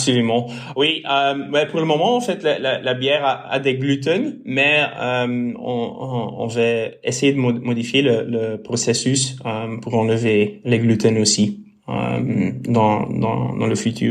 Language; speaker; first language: French; non-native, local second language; Dutch